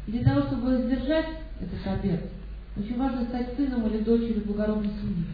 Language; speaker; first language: Russian; native; Russian